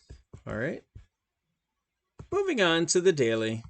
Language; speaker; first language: English; native; English